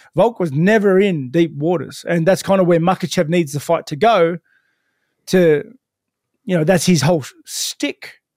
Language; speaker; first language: English; native; English